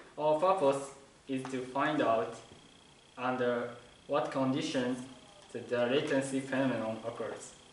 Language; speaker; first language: English; non-native, learner; Japanese